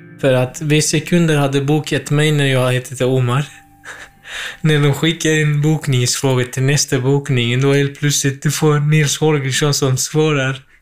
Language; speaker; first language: Swedish; non-native, fluent; Central Kurdish